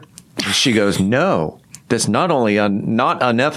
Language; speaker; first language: English; native; English